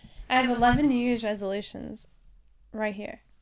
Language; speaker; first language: English; native; English